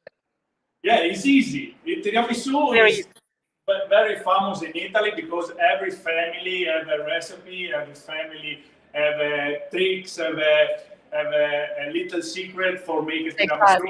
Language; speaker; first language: English; non-native, learner; Italian